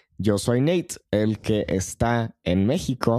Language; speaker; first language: Spanish; non-native, fluent; English